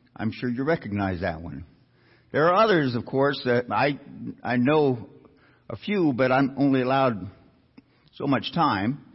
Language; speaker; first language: English; native; English